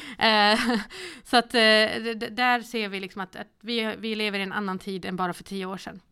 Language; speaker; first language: Swedish; early bilingual, other home language; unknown